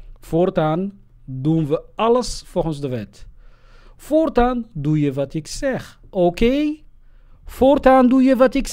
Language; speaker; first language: Dutch; non-native, fluent; Somali